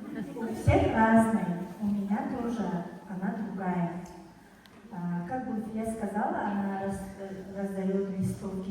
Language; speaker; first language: Russian; non-native, fluent; Tajik